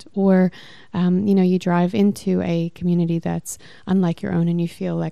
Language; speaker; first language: English; non-native, local second language; Afrikaans